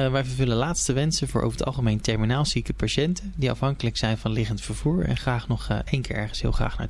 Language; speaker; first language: Dutch; native; Dutch